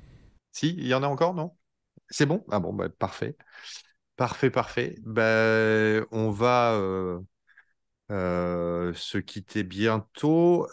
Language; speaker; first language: French; native; French